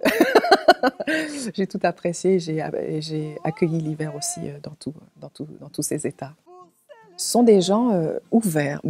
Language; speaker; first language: French; native; French